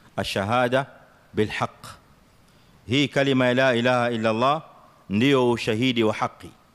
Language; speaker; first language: Swahili; native; Swahili